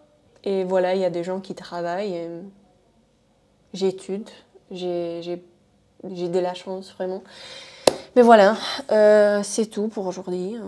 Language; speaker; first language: French; non-native, fluent; Spanish